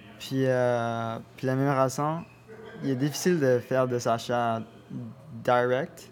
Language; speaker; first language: French; non-native, learner; Spanish